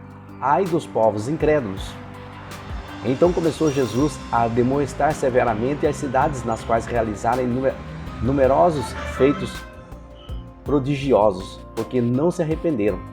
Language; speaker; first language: Portuguese; native; Portuguese